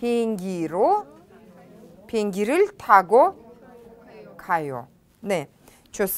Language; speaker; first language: Korean; non-native, fluent; Russian